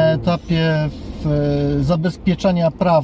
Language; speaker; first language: Polish; native; Polish